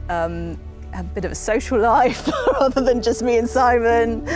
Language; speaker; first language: English; native; English